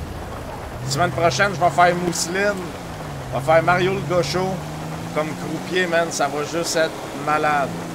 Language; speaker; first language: French; native; French